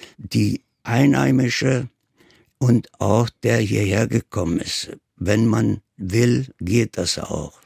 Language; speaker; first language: German; non-native, fluent; Italian